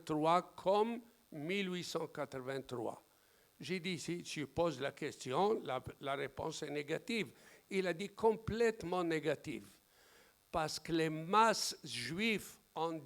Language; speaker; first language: French; non-native, fluent; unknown